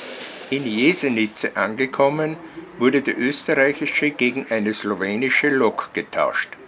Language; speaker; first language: German; native; German